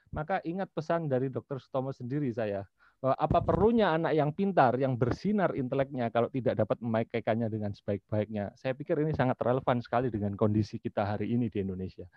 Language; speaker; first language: Indonesian; native; Indonesian